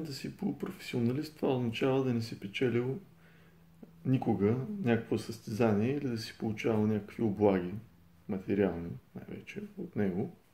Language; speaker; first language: Bulgarian; native; Bulgarian